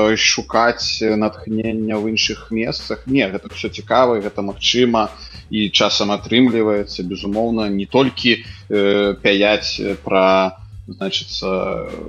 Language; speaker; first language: Belarusian; native; Belarusian